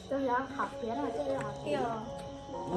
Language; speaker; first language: Chinese; non-native, learner; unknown